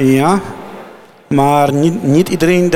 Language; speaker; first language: Dutch; non-native, learner; Polish